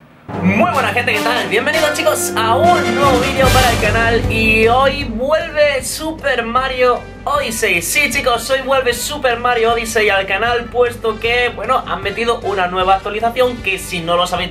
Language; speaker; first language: Spanish; native; Spanish